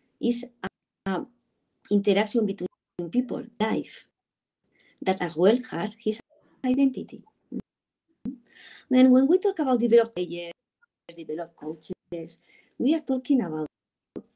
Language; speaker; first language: English; non-native, learner; Spanish